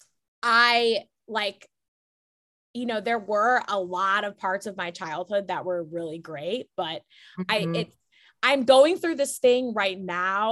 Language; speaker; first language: English; native; English